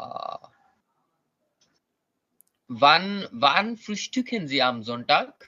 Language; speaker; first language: German; non-native, learner; Bangla